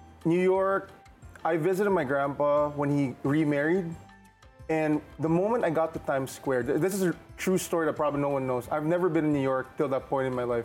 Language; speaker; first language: English; non-native, local second language; Filipino